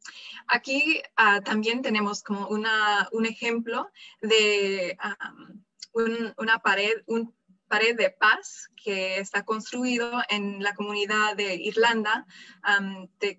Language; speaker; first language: Spanish; non-native, fluent; English